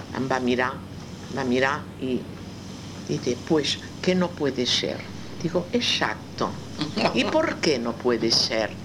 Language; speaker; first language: Spanish; non-native, local second language; Catalan